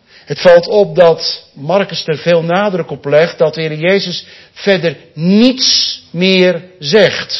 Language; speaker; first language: Dutch; native; Dutch